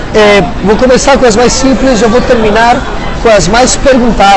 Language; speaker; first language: Portuguese; non-native, fluent; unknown